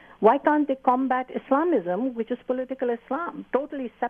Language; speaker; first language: English; non-native, local second language; Urdu